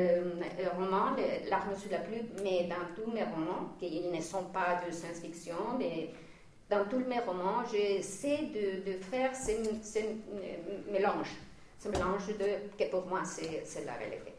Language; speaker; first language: French; non-native, fluent; Spanish